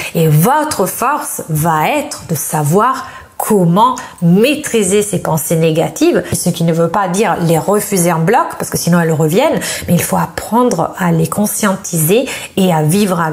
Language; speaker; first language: French; non-native, fluent; Italian